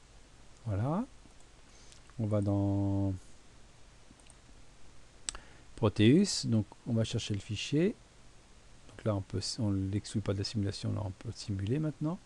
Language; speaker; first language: French; native; French